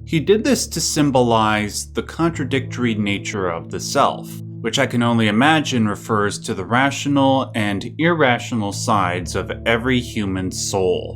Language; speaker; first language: English; native; English